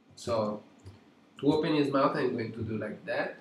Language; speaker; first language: English; non-native, fluent; Italian